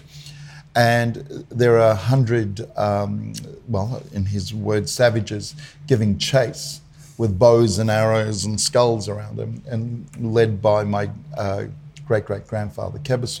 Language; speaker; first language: English; native; English